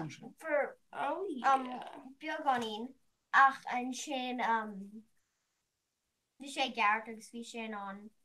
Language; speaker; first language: Irish; non-native, learner; English